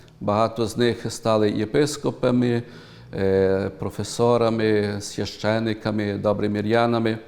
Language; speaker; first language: Ukrainian; early bilingual, heritage; Ukrainian